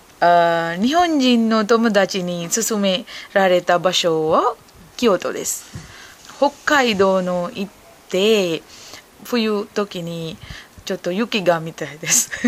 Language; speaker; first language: Japanese; non-native, learner; Sinhala